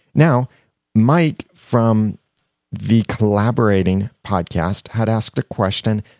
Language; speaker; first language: English; native; English